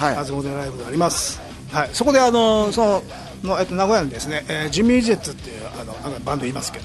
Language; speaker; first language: Japanese; native; Japanese